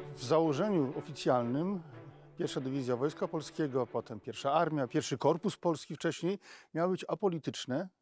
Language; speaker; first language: Polish; native; Polish